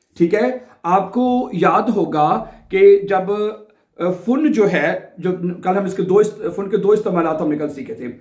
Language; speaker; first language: Urdu; non-native, local second language; Punjabi